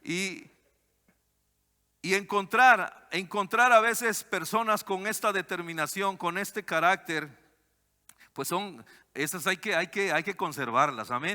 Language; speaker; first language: Spanish; native; Spanish